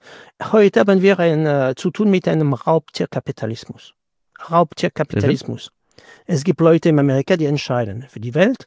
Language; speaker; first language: German; non-native, fluent; French